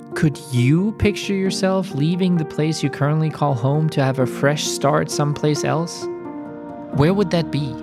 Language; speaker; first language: English; non-native, fluent; German